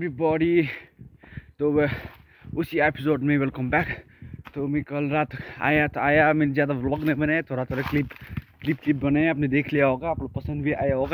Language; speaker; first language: Hindi; non-native, local second language; Nepali